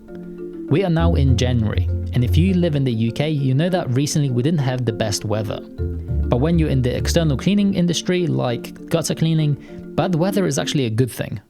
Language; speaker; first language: English; native; English